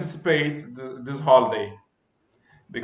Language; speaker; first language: English; non-native, learner; Portuguese